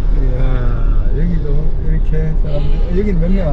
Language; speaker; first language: Korean; native; Korean